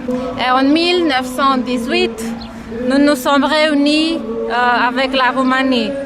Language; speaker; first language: French; non-native, fluent; Romanian